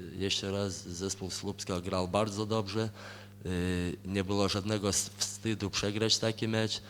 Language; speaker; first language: Polish; non-native, fluent; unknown